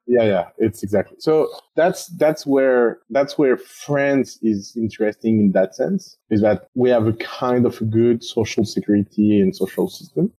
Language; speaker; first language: English; non-native, fluent; French